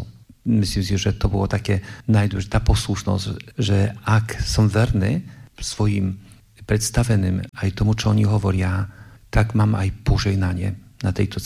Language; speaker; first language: Slovak; non-native, fluent; Polish